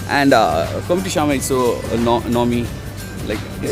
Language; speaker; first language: Portuguese; non-native, learner; Malayalam